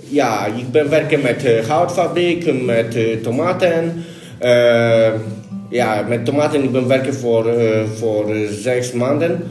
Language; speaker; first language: Dutch; non-native, learner; Polish